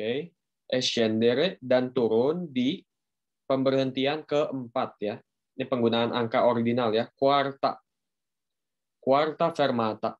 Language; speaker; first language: Indonesian; native; Indonesian